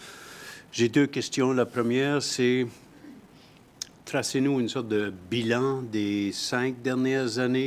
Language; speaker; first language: French; native; French